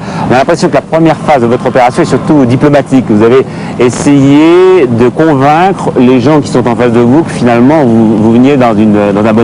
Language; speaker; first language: French; native; French